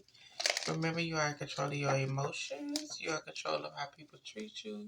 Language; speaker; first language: English; native; English